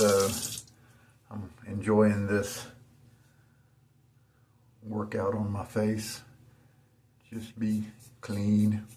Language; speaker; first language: English; native; English